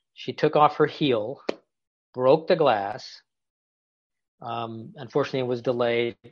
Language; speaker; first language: English; native; English